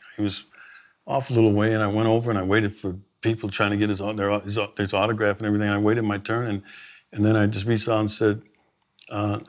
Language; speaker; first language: English; native; English